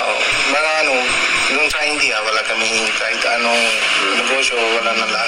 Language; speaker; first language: Filipino; non-native, learner; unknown